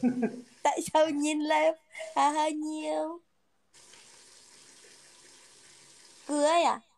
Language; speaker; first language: Vietnamese; non-native, learner; Indonesian